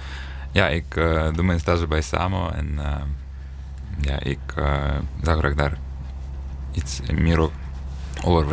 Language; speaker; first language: Dutch; non-native, fluent; Ukrainian